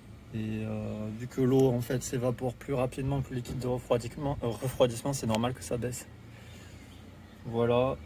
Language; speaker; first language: French; native; French